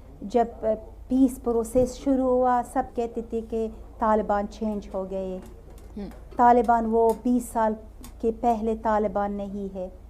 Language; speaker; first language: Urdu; non-native, fluent; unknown